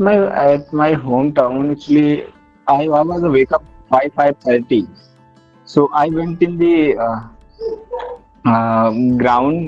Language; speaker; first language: English; non-native, learner; Hindi